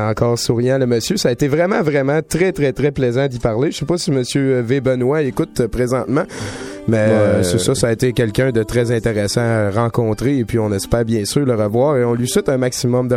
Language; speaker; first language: French; native; French